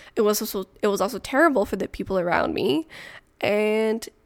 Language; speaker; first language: English; non-native, fluent; French